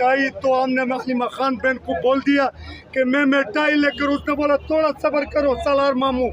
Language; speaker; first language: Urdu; non-native, local second language; Pashto